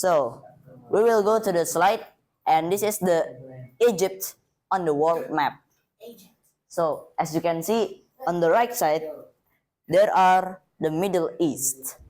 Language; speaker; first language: English; non-native, learner; Indonesian